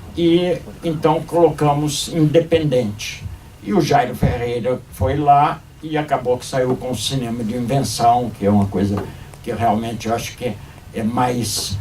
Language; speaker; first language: Portuguese; native; Portuguese